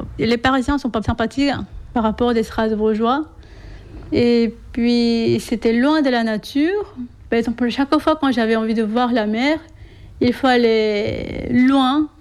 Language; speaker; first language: French; non-native, fluent; Korean